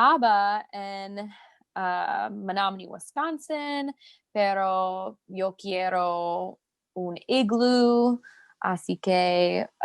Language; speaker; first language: Spanish; non-native, learner; English